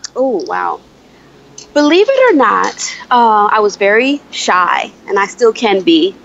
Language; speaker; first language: English; native; English